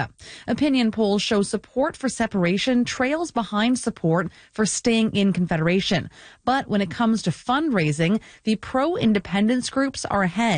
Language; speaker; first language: English; native; English